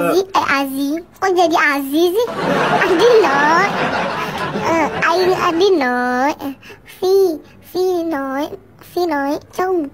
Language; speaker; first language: Vietnamese; non-native, learner; Indonesian